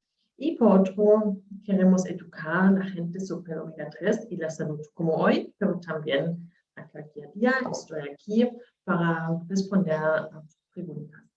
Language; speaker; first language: Spanish; non-native, learner; German